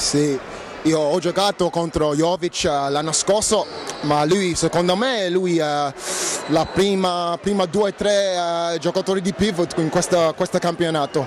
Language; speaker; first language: Italian; non-native, learner; English